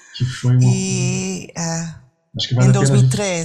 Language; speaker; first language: Portuguese; non-native, learner; French